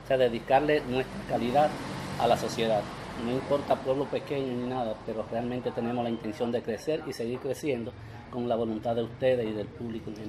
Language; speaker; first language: Spanish; native; Spanish